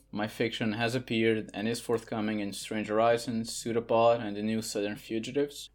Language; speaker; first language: English; non-native, fluent; Portuguese